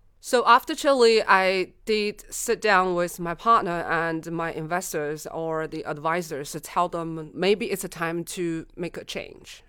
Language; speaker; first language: English; non-native, fluent; Chinese